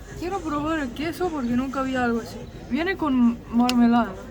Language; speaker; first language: Spanish; non-native, fluent; Polish